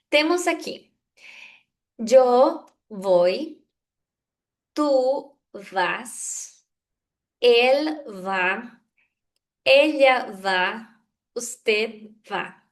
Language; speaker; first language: Spanish; non-native, fluent; Portuguese